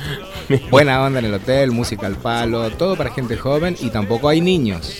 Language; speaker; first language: Spanish; native; Spanish